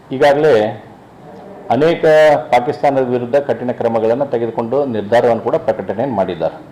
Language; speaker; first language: Kannada; native; Kannada